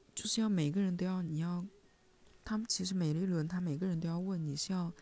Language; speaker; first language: Chinese; native; Chinese